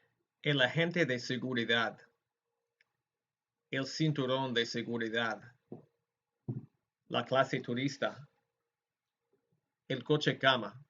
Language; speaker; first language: Spanish; non-native, fluent; English